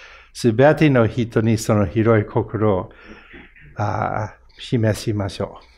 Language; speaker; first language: Japanese; non-native, fluent; English